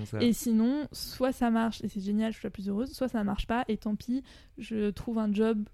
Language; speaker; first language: French; native; French